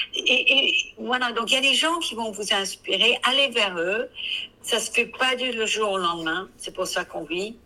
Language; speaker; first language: French; non-native, fluent; English